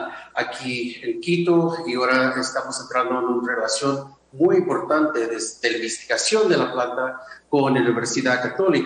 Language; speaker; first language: Spanish; non-native, fluent; English